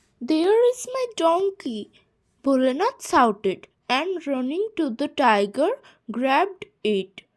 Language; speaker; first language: English; non-native, local second language; Bangla